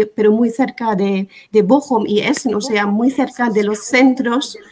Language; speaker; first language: Spanish; non-native, fluent; German